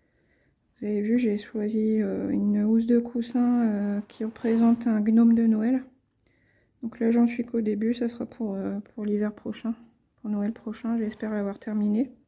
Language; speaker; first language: French; native; French